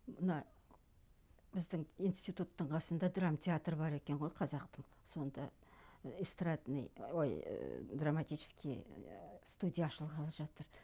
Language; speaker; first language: Kazakh; native; Kazakh